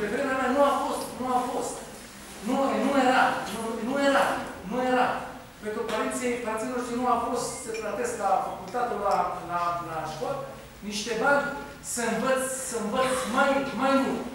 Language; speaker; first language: Romanian; non-native, learner; Hebrew